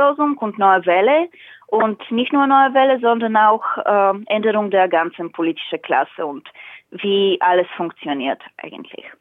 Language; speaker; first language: German; non-native, fluent; Bulgarian